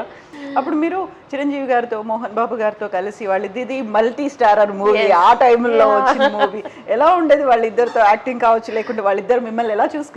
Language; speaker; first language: Telugu; native; Telugu